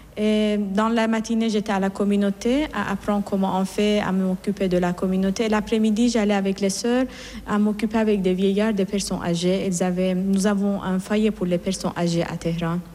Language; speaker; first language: French; non-native, fluent; Persian